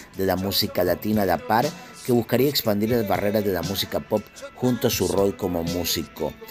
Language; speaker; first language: Spanish; native; Spanish